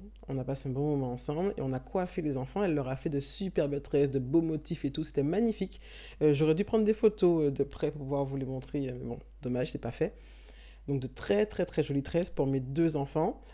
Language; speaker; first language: French; native; French